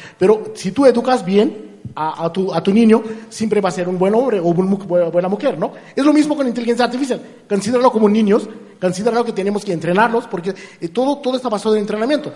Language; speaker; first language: Spanish; non-native, fluent; Marathi